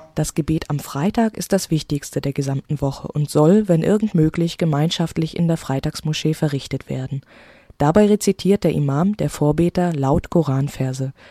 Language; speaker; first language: German; native; German